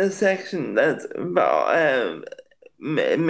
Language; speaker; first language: English; native; English